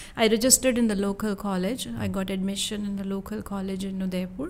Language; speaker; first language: English; non-native, local second language; Hindi